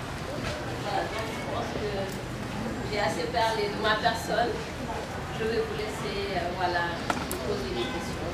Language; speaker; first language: French; non-native, local second language; Wolof